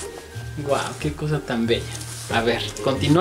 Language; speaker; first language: Spanish; native; Spanish